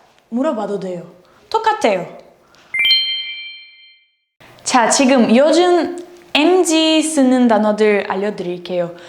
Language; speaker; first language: Korean; non-native, learner; Portuguese